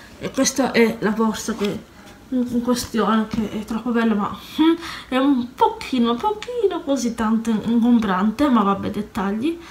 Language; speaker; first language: Italian; native; Italian